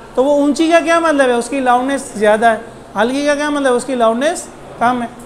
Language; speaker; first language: Urdu; native; Urdu